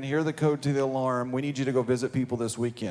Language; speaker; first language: English; native; English